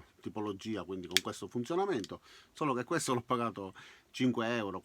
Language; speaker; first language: Italian; native; Italian